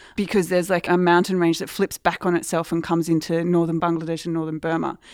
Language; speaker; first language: English; native; English